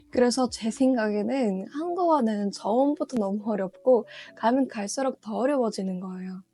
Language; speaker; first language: Korean; non-native, fluent; Russian